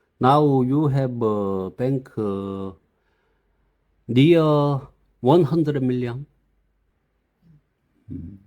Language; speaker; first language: English; non-native, learner; Korean